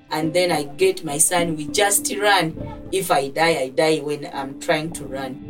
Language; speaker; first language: English; non-native, fluent; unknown